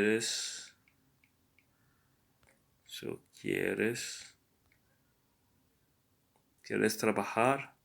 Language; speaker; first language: Spanish; non-native, learner; English